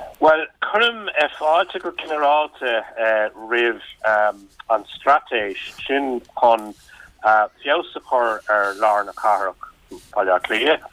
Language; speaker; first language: Irish; non-native, local second language; English